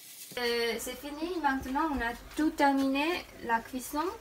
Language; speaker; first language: French; non-native, learner; Khmer